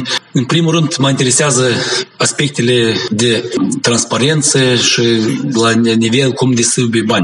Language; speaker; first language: Romanian; non-native, local second language; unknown